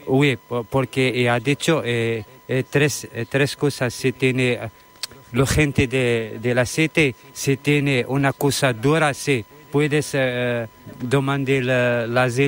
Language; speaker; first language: Spanish; non-native, learner; Arabic